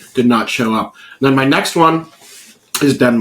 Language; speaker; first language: English; native; English